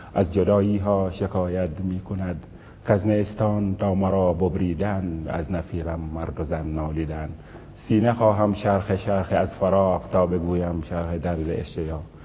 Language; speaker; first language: Persian; non-native, fluent; Wolof